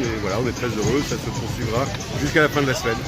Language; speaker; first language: French; native; French